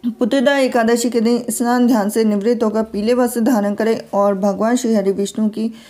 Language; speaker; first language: Hindi; native; Hindi